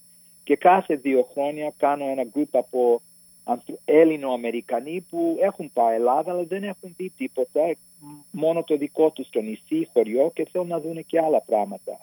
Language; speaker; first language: Greek; early bilingual, heritage; Greek